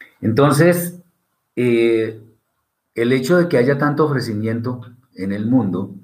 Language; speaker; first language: Spanish; native; Spanish